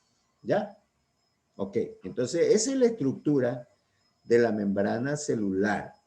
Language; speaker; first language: Spanish; native; Spanish